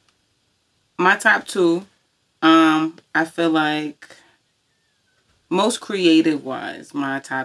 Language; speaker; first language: English; native; English